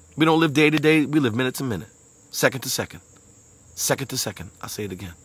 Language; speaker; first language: English; native; English